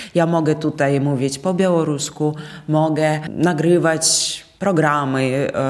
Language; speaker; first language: Polish; non-native, fluent; Russian